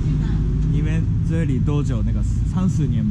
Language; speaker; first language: Chinese; non-native, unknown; Japanese